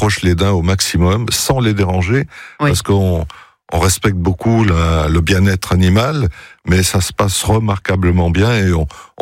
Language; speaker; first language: French; native; French